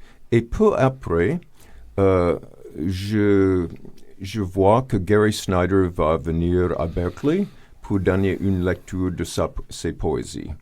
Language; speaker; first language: French; non-native, fluent; English